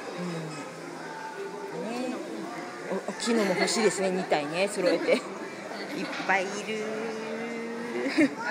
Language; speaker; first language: Japanese; native; Japanese